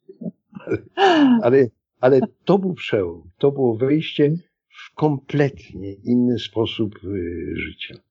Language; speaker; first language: Polish; native; Polish